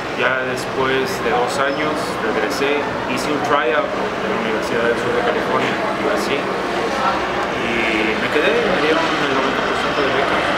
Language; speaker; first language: Spanish; early bilingual, heritage; Spanish